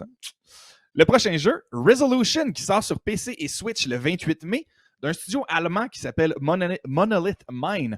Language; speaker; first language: French; native; French